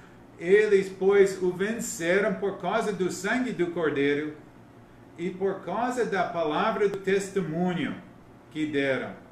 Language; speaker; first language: Portuguese; non-native, learner; English